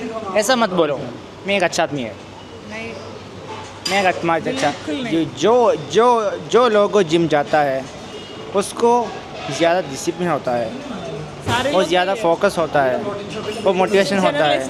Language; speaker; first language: Hindi; non-native, local second language; Malayalam